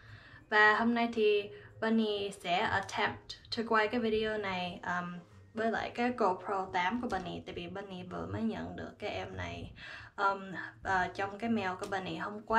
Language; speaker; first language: Vietnamese; early bilingual, heritage; Vietnamese